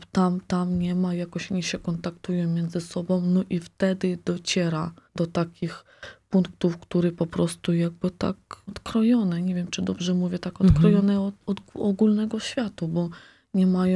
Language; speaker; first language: Polish; non-native, local second language; Ukrainian